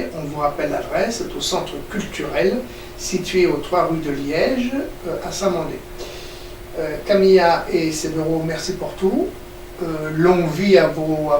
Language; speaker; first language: French; native; French